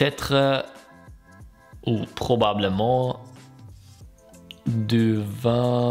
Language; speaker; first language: French; non-native, learner; German